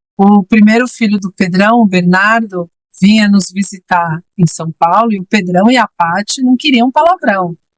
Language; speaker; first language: Portuguese; native; Portuguese